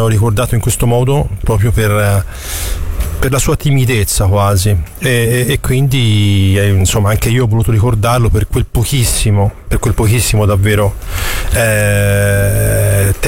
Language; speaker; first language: Italian; native; Italian